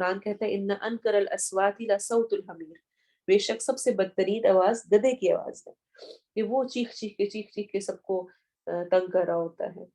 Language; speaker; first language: Urdu; native; Urdu